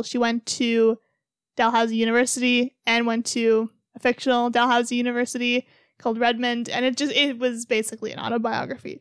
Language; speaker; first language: English; native; English